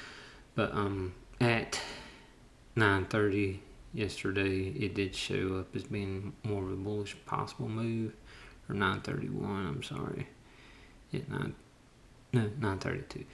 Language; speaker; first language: English; native; English